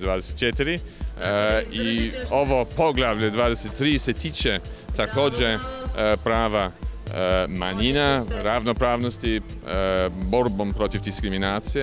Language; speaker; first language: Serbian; non-native, fluent; English